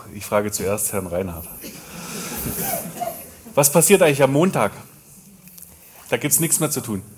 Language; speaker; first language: German; native; German